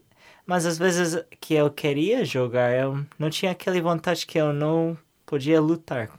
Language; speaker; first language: Portuguese; non-native, learner; English